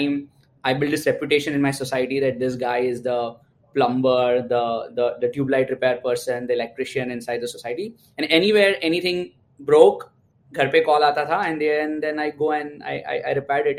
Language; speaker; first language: English; non-native, local second language; Gujarati